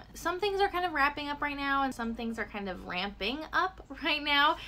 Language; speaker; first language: English; native; English